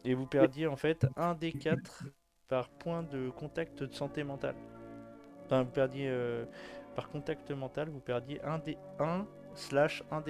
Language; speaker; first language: French; native; French